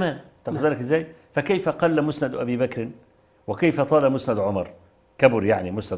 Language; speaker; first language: Arabic; native; Arabic